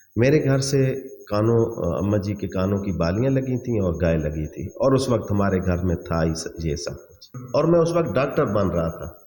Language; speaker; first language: Urdu; non-native, local second language; Saraiki